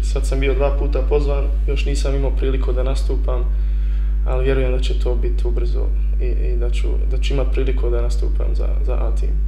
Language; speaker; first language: Croatian; early bilingual, heritage; Bosnian